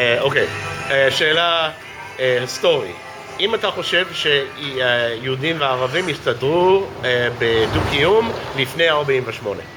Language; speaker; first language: Hebrew; non-native, fluent; English